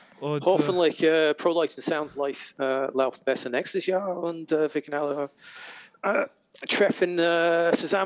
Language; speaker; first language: German; non-native, learner; English